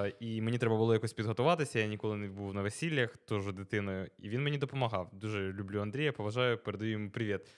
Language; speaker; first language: Ukrainian; native; Ukrainian